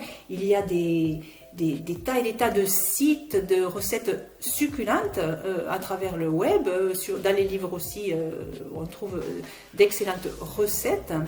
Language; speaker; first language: French; native; French